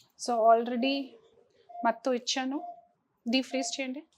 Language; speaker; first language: Telugu; non-native, fluent; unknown